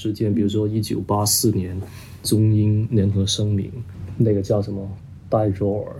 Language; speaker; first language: Chinese; non-native, local second language; Cantonese